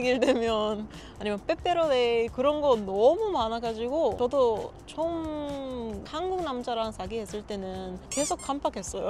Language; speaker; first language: Korean; non-native, learner; Papiamento